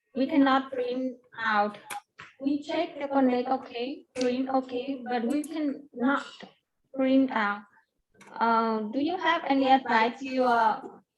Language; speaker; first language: English; non-native, learner; Vietnamese